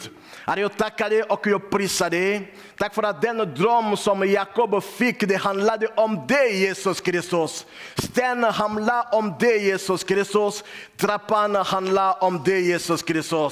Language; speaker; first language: Swedish; non-native, learner; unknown